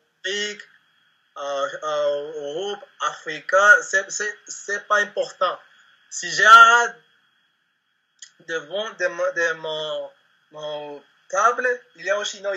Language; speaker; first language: French; non-native, learner; Spanish